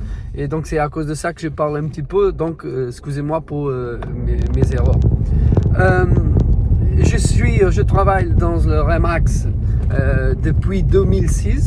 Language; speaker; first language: French; non-native, learner; Portuguese